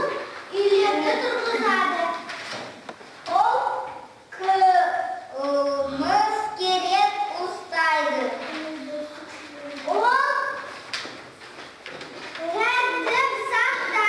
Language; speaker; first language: Kazakh; non-native, local second language; Russian